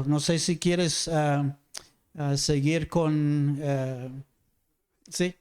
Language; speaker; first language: Spanish; non-native, fluent; English